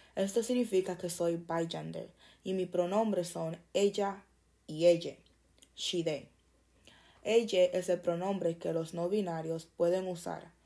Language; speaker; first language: Spanish; early bilingual, heritage; Spanish